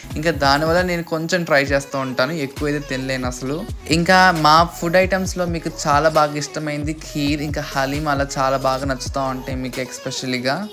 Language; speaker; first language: Telugu; non-native, local second language; Urdu